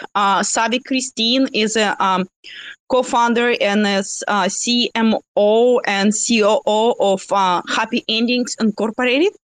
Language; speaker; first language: English; non-native, fluent; Russian